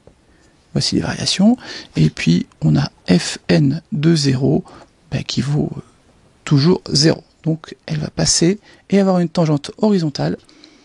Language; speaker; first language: French; native; French